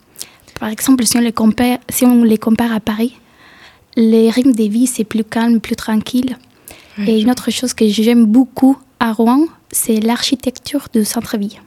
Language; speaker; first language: French; non-native, fluent; Galician